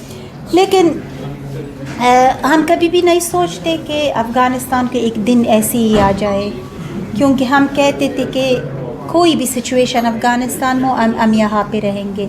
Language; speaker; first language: Hindi; non-native, learner; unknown